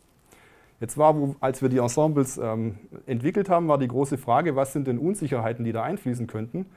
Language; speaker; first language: German; native; German